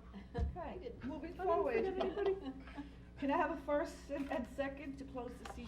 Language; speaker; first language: English; native; English